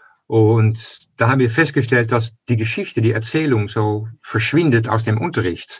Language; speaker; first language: German; non-native, fluent; Dutch